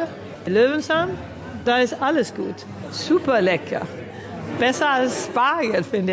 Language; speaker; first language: German; early bilingual, heritage; Swedish